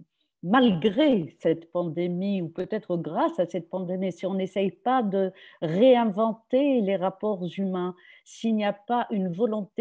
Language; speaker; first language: French; non-native, local second language; Arabic